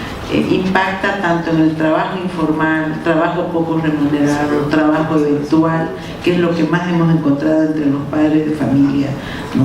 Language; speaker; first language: Spanish; native; Spanish